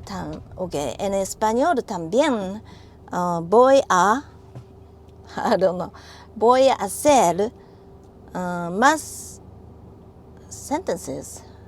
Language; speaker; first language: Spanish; non-native, learner; Japanese